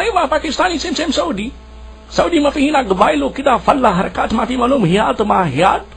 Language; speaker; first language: Arabic; non-native, learner; Urdu